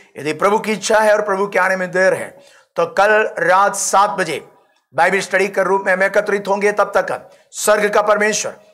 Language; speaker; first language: Hindi; non-native, local second language; Malayalam